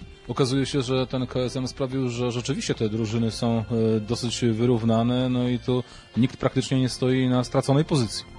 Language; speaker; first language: Polish; native; Polish